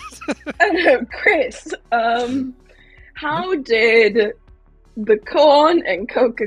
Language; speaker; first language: English; native; English